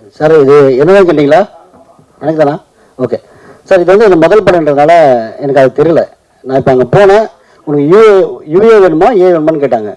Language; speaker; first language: Tamil; native; Tamil